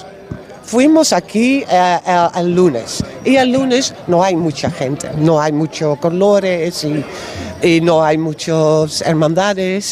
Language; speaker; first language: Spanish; non-native, learner; Dutch